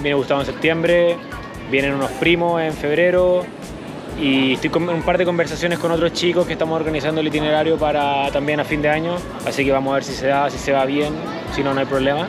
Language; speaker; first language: Spanish; native; Spanish